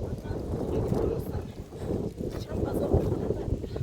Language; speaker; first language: Persian; native; Persian